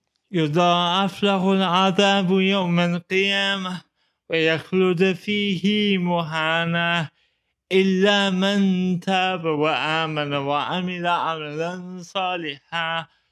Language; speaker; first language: Arabic; non-native, fluent; English